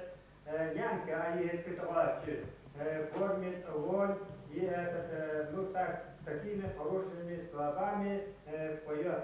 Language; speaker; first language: Russian; non-native, local second language; Yakut